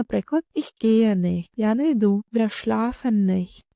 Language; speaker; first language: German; non-native, fluent; Ukrainian